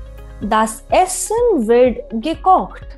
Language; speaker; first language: German; non-native, fluent; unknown